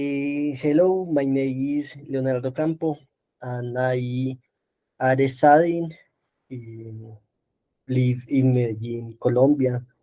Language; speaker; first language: English; non-native, learner; Spanish